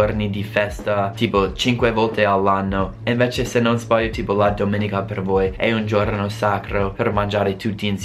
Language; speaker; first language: Italian; non-native, fluent; English